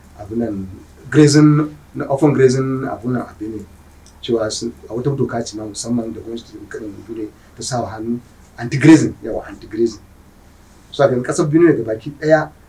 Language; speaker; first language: Hausa; non-native, local second language; Fula